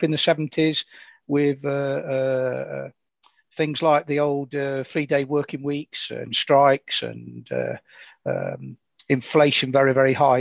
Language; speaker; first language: English; native; English